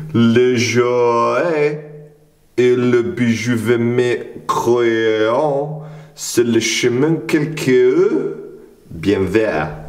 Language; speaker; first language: French; non-native, learner; English